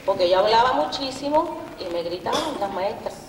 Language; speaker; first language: Spanish; early bilingual, heritage; Spanish